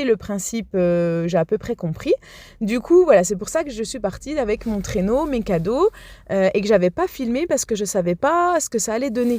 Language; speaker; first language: French; native; French